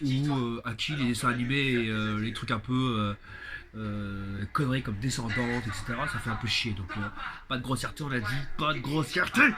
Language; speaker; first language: French; native; French